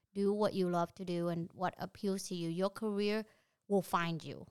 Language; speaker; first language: English; early bilingual, other home language; Vietnamese